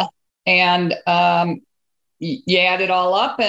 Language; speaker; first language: English; native; English